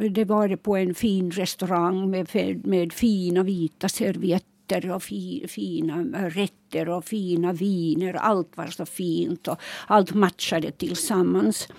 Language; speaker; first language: Swedish; non-native, local second language; Finnish